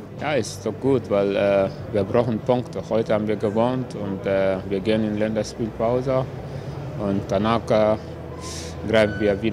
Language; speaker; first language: German; non-native, learner; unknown